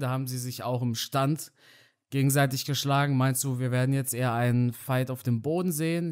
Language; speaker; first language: German; native; German